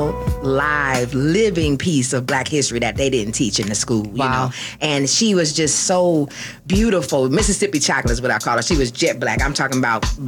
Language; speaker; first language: English; native; English